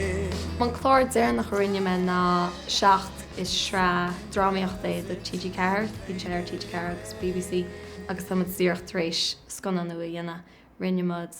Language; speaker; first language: Irish; native; Irish